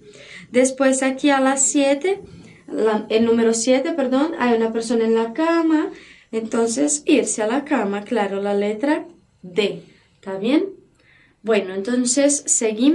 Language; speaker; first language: Spanish; non-native, fluent; Portuguese